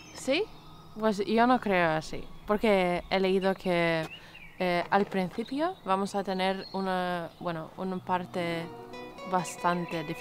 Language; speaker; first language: Spanish; non-native, fluent; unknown